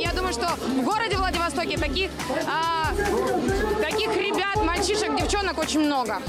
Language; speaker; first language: Russian; native; Russian